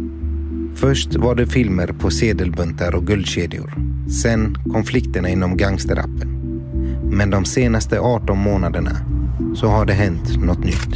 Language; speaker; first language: Swedish; native; Swedish